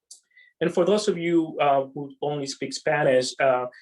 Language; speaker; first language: English; native; English